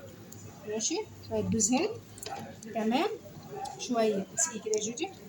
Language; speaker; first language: Arabic; native; Arabic